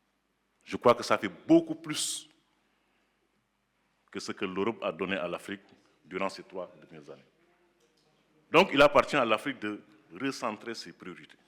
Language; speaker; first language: French; non-native, local second language; Wolof